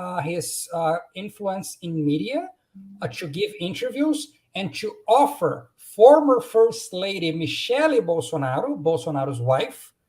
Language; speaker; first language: English; non-native, fluent; Portuguese